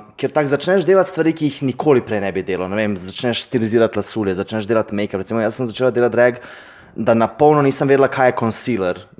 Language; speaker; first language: Slovenian; non-native, fluent; Serbian